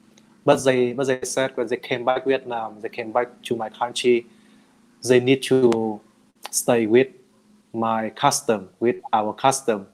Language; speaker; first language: English; non-native, learner; Vietnamese